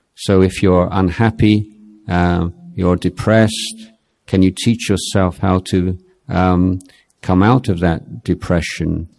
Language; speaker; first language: English; native; English